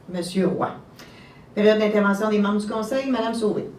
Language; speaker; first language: French; native; French